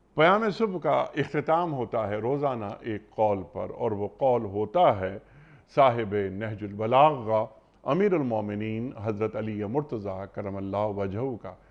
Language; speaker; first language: Urdu; native; Urdu